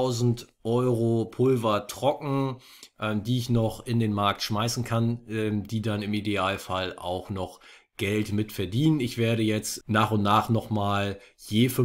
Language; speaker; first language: German; native; German